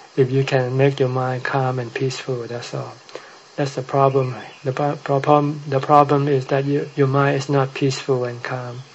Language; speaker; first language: English; non-native, fluent; Thai